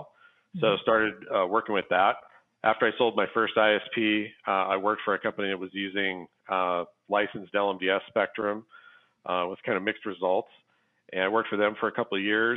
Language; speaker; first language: English; native; English